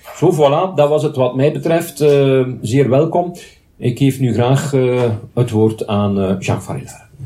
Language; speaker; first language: Dutch; native; Dutch